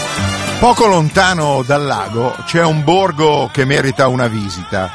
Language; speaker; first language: Italian; native; Italian